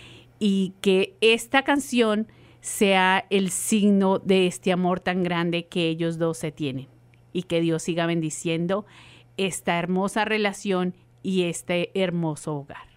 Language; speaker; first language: Spanish; native; Spanish